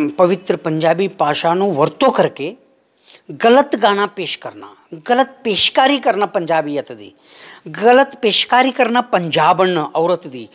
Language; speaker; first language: Punjabi; non-native, fluent; Kannada